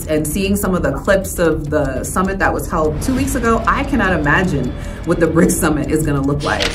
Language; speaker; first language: English; native; English